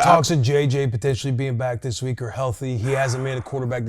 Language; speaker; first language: English; native; English